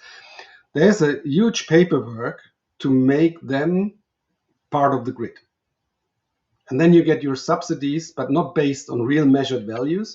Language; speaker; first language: English; non-native, fluent; German